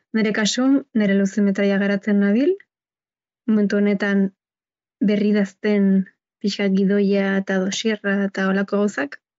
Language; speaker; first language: Basque; native; Basque